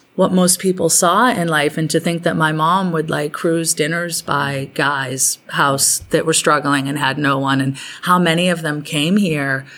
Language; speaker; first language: English; native; English